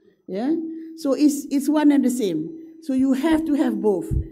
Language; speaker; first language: English; non-native, local second language; Malay